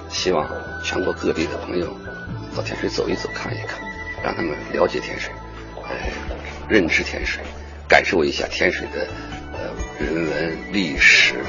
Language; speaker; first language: Chinese; native; Chinese